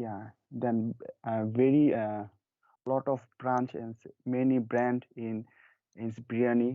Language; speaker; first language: English; non-native, learner; Bangla